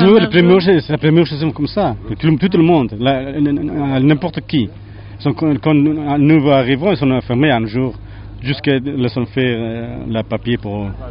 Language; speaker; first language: French; non-native, learner; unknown